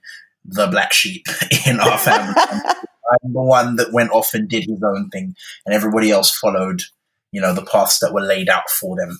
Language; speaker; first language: English; native; English